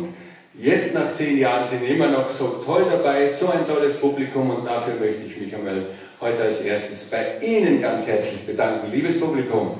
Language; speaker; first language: German; native; German